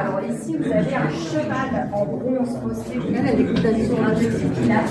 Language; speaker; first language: French; native; French